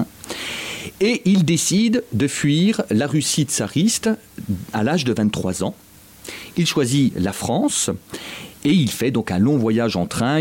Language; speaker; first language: French; native; French